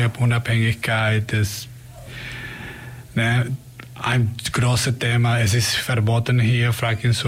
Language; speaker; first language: German; non-native, fluent; Spanish